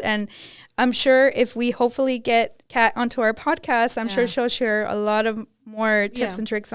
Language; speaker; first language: English; early bilingual, other home language; Spanish